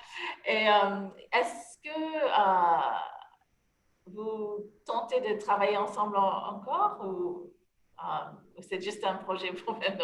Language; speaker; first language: French; non-native, fluent; English